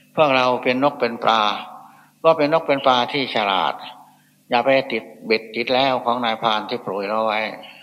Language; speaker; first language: Thai; non-native, local second language; Northeastern Thai